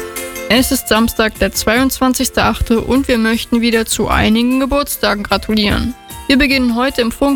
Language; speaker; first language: German; native; German